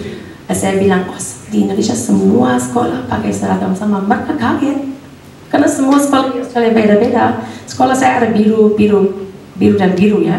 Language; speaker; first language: Indonesian; non-native, fluent; English